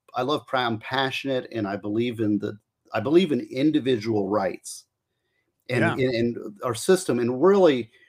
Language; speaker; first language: English; native; English